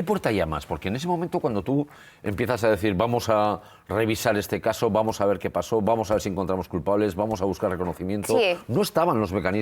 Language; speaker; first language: Spanish; native; Spanish